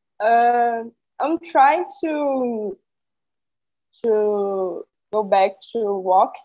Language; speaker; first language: English; non-native, learner; Portuguese